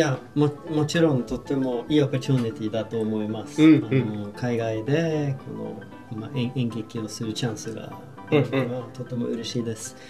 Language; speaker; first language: Japanese; non-native, fluent; Swedish